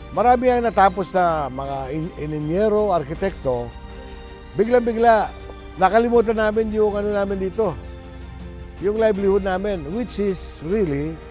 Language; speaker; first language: Filipino; non-native, local second language; Pampanga